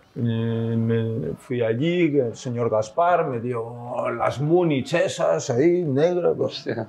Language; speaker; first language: Spanish; early bilingual, heritage; French